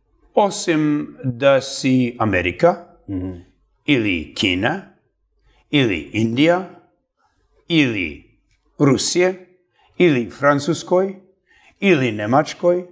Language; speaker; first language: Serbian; early bilingual, heritage; Serbian